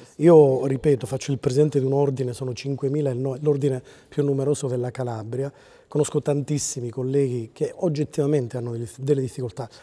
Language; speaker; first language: Italian; native; Italian